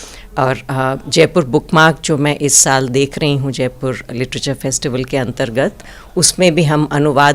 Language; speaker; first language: Hindi; native; Hindi